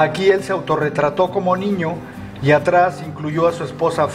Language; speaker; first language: Spanish; native; Spanish